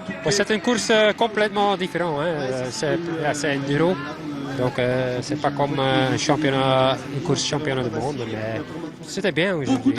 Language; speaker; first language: French; non-native, local second language; Dutch